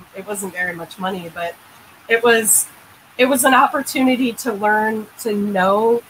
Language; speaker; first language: English; native; English